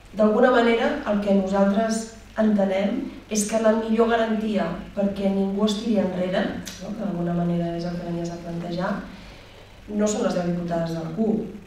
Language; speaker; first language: Catalan; native; Catalan